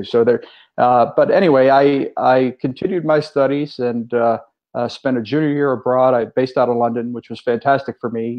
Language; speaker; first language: English; native; English